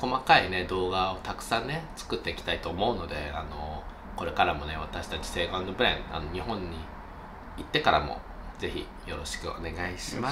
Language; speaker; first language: Japanese; native; Japanese